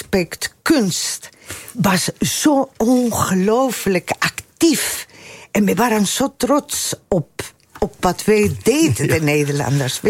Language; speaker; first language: Dutch; non-native, fluent; Spanish